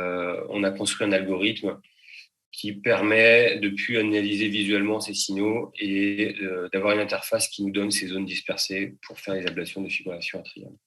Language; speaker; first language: French; native; French